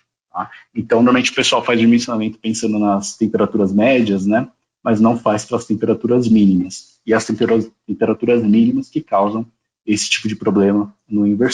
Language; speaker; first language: Portuguese; native; Portuguese